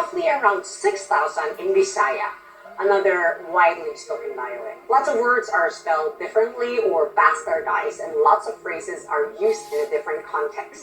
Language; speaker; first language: English; non-native, local second language; Filipino